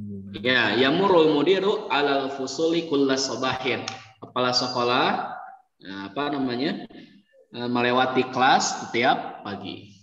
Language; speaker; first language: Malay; non-native, local second language; Sundanese